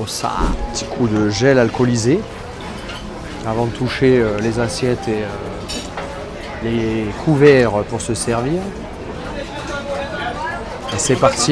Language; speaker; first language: French; native; French